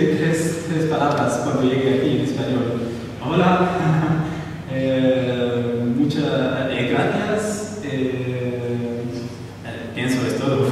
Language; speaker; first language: Spanish; non-native, learner; Arabic